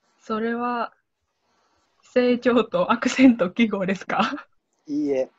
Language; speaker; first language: Japanese; native; Japanese